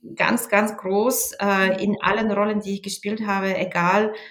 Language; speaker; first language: German; non-native, fluent; Bulgarian